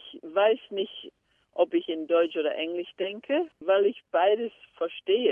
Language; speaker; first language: German; early bilingual, heritage; German